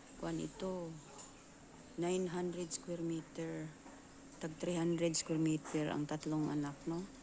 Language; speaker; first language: Filipino; non-native, local second language; Cebuano